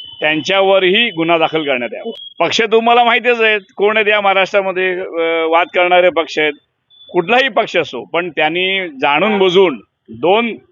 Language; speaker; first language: Marathi; non-native, local second language; Hindi